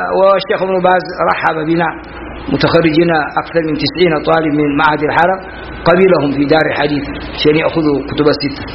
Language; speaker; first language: Arabic; non-native, fluent; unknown